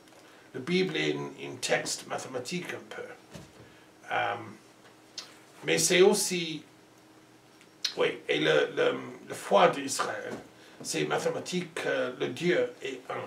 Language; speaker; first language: French; non-native, learner; English